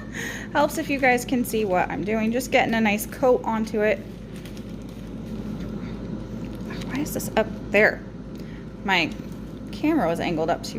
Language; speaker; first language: English; native; English